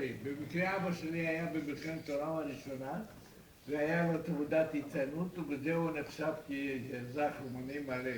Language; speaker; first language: Hebrew; non-native, fluent; Romanian